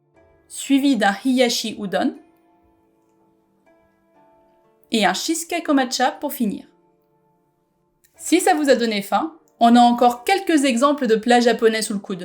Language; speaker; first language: French; native; French